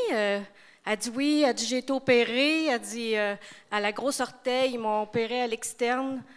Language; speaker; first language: French; native; French